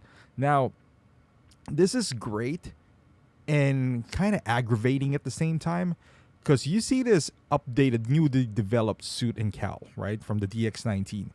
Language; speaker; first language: English; native; English